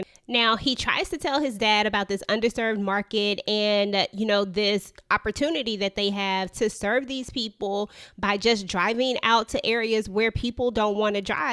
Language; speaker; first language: English; native; English